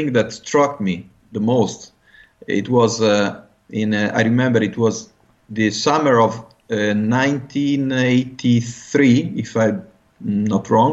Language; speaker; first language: English; non-native, fluent; Italian